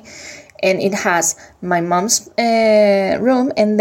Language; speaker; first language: English; non-native, fluent; Spanish